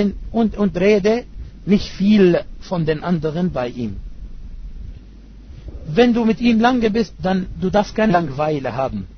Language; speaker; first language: German; non-native, fluent; Arabic